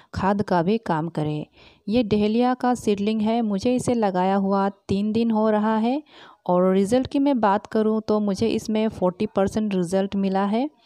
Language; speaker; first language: Hindi; native; Hindi